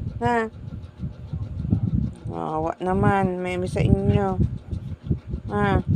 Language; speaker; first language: Filipino; non-native, local second language; Cebuano